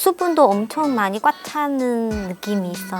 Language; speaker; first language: Korean; non-native, fluent; Chinese